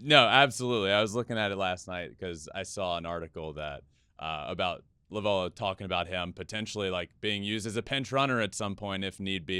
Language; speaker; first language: English; native; English